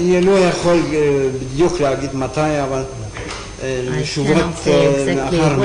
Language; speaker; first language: Hebrew; non-native, fluent; German